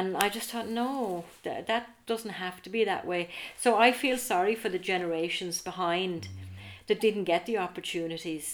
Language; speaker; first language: English; native; English